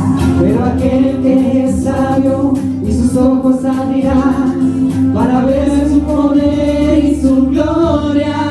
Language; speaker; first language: Spanish; native; Spanish